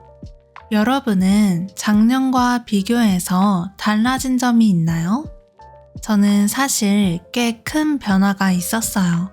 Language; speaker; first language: Korean; native; Korean